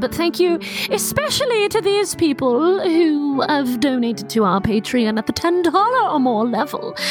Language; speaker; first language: English; native; English